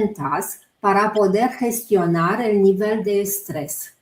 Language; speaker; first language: Spanish; non-native, fluent; Romanian